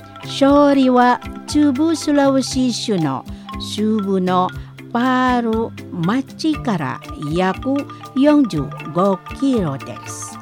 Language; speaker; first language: Japanese; non-native, learner; Indonesian